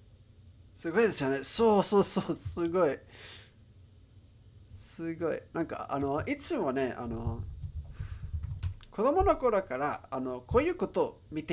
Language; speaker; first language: Japanese; non-native, learner; English